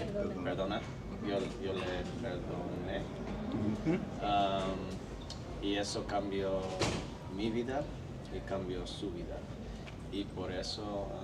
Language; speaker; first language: Spanish; non-native, fluent; English